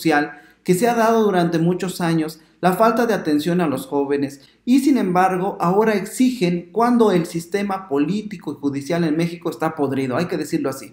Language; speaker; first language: Spanish; native; Spanish